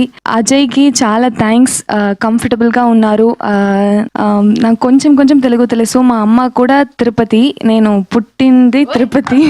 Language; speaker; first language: Telugu; non-native, local second language; Tamil